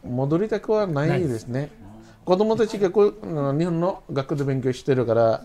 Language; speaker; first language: Japanese; non-native, fluent; Bangla